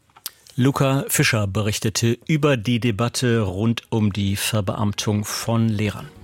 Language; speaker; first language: German; native; German